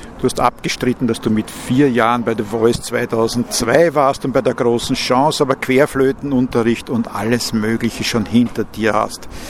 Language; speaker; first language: German; native; German